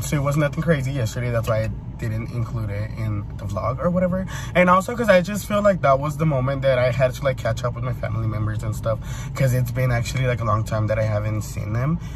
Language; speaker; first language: English; early bilingual, other home language; Spanish